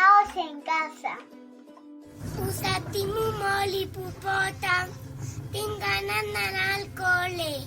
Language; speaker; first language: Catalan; non-native, local second language; Spanish